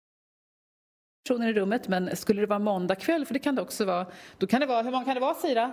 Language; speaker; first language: Swedish; native; Swedish